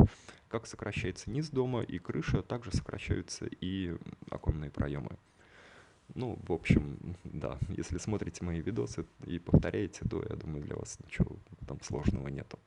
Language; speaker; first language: Russian; native; Russian